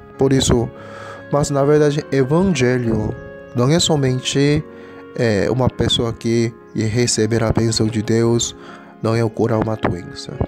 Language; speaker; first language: Portuguese; non-native, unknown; Korean